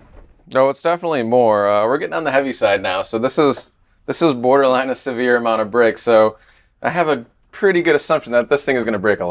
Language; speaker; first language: English; native; English